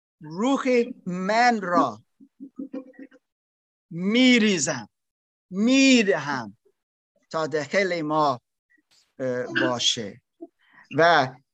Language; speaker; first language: Persian; non-native, learner; German